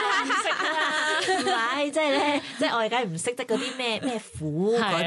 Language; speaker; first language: Cantonese; native; Cantonese